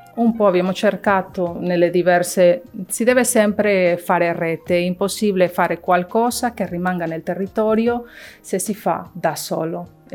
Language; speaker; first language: Italian; non-native, fluent; Spanish